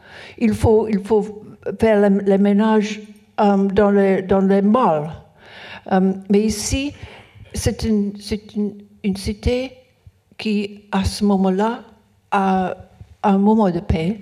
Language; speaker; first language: French; non-native, learner; English